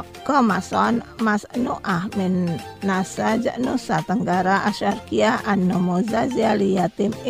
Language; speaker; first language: Arabic; non-native, learner; Indonesian